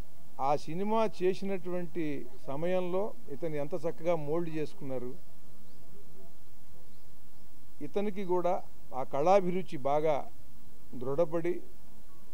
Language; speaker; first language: Telugu; native; Telugu